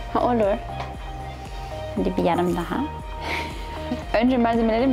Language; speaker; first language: Turkish; non-native, fluent; German